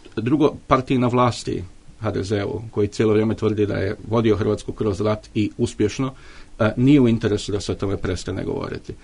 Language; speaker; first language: Serbian; native; Serbian